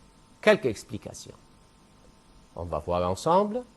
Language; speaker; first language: French; non-native, fluent; Arabic